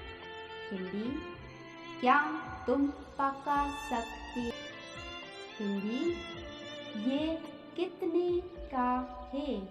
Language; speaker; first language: Hindi; non-native, local second language; Khasi